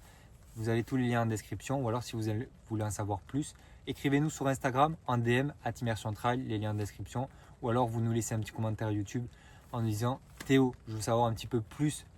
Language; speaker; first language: French; native; French